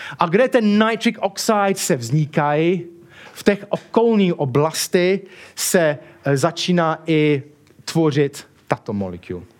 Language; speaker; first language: Czech; non-native, fluent; English